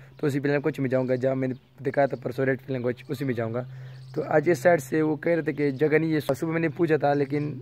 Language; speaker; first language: Urdu; non-native, local second language; Pashto